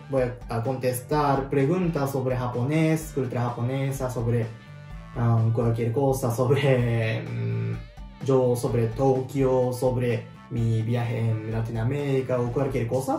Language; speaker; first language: Spanish; non-native, learner; Japanese